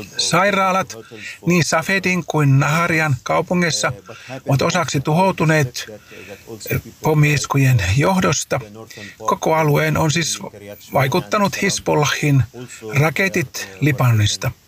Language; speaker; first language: Finnish; native; Finnish